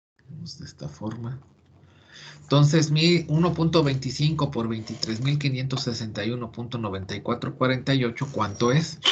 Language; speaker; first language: Spanish; native; Spanish